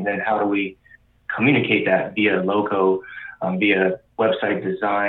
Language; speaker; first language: English; native; English